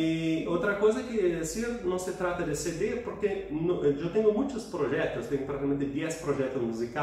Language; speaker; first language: Spanish; non-native, fluent; Portuguese